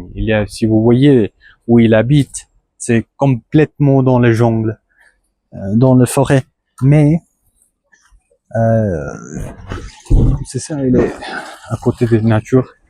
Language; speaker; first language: French; non-native, learner; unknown